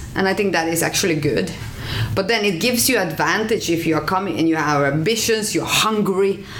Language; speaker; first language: English; non-native, fluent; Finnish